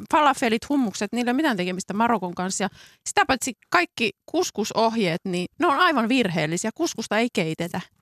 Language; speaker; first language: Finnish; native; Finnish